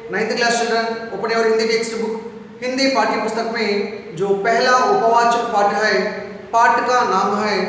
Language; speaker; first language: Hindi; non-native, local second language; Telugu